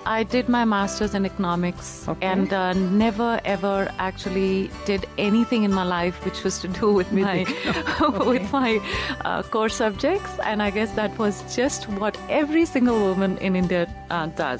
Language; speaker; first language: English; non-native, local second language; Punjabi